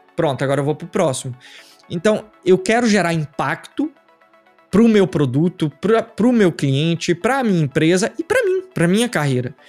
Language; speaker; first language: Portuguese; native; Portuguese